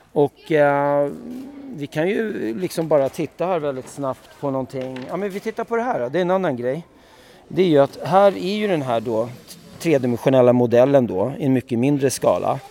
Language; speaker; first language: Swedish; early bilingual, other home language; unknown